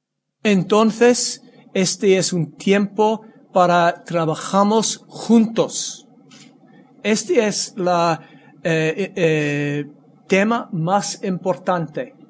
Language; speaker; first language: Spanish; non-native, learner; English